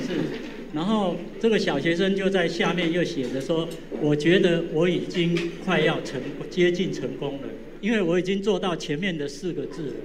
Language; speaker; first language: Chinese; native; Chinese